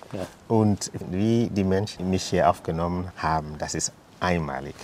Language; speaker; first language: German; non-native, fluent; English